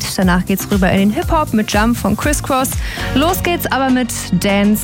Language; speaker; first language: German; native; German